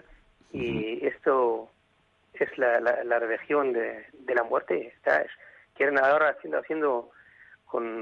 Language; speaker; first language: Spanish; non-native, fluent; Arabic